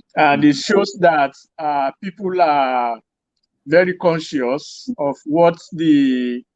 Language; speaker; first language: English; non-native, local second language; Yoruba